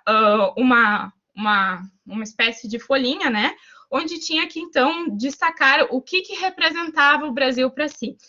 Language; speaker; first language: Portuguese; native; Portuguese